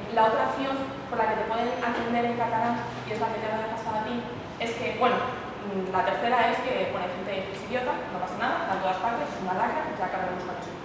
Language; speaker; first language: Spanish; native; Spanish